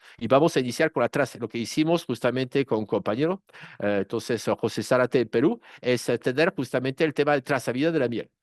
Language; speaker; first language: Spanish; non-native, fluent; French